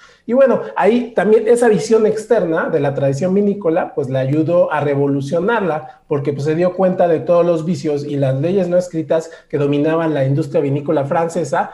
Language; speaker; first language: Spanish; native; Spanish